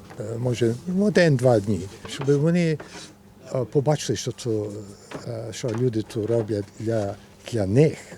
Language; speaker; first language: Ukrainian; early bilingual, heritage; Ukrainian